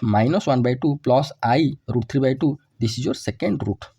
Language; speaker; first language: English; non-native, local second language; Odia